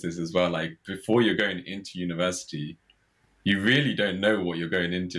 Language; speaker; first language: English; native; English